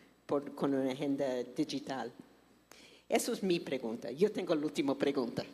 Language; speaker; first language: Spanish; non-native, fluent; English